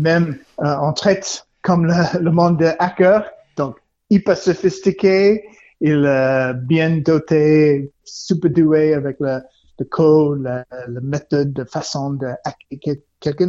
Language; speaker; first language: French; non-native, learner; English